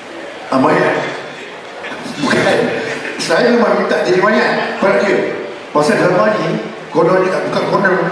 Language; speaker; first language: Malay; native; Malay